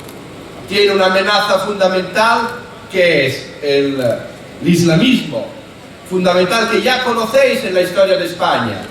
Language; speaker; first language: Spanish; non-native, fluent; Italian